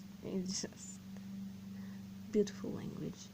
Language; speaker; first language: English; non-native, fluent; Serbian